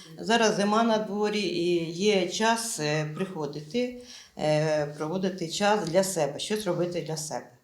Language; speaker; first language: Ukrainian; non-native, local second language; Russian